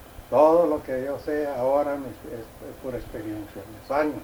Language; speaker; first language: Spanish; native; Spanish